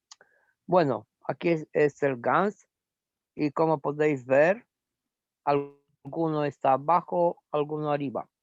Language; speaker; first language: Spanish; non-native, fluent; Romanian